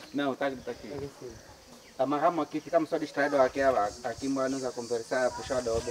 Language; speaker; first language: Portuguese; native; Portuguese